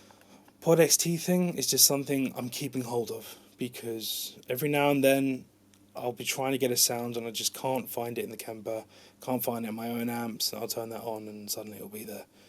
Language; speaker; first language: English; native; English